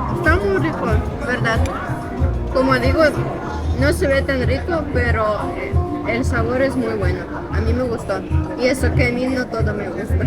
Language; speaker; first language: Spanish; non-native, fluent; Ukrainian